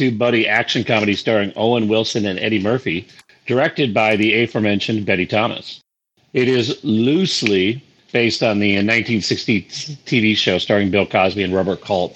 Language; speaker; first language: English; native; English